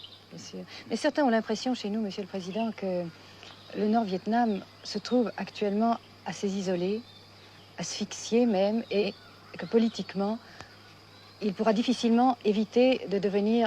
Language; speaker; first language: French; native; French